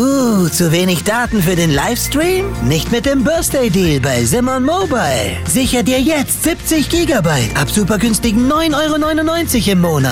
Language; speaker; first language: German; native; German